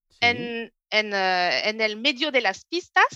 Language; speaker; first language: Spanish; non-native, learner; French